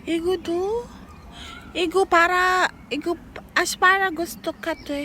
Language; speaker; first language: Korean; non-native, learner; Filipino